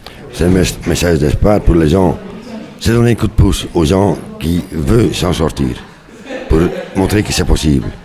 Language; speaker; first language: French; non-native, local second language; Dutch